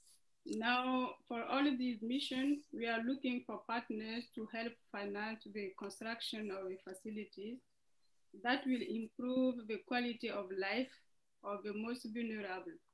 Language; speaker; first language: English; non-native, fluent; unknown